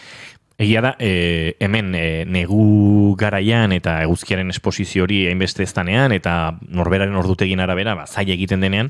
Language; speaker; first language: Basque; native; Basque